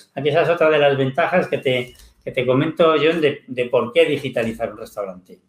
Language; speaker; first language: Spanish; native; Spanish